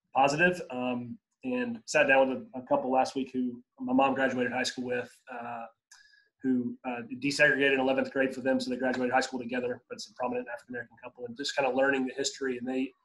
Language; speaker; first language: English; native; English